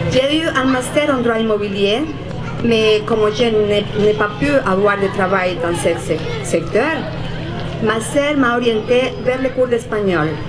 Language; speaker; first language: French; non-native, fluent; Spanish